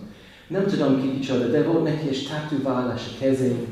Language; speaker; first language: Hungarian; non-native, learner; English